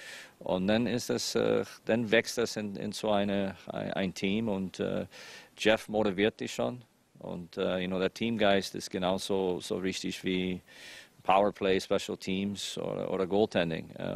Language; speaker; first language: German; non-native, fluent; English